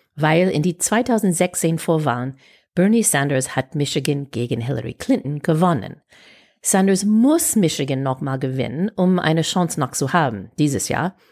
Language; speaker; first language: German; non-native, fluent; English